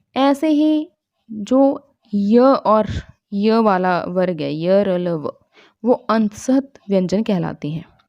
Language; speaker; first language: Hindi; non-native, local second language; Punjabi